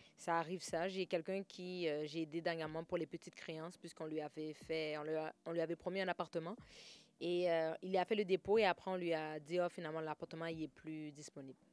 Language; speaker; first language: French; native; French